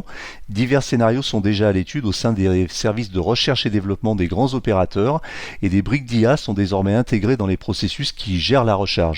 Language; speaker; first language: French; native; French